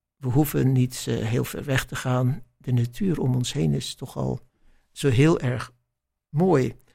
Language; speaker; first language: Dutch; native; Dutch